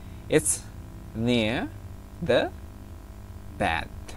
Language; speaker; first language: English; non-native, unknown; Indonesian